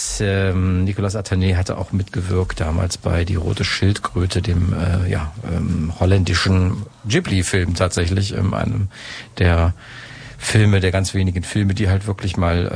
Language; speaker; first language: German; native; German